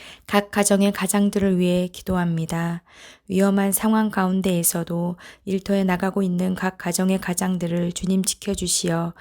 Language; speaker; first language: Korean; native; Korean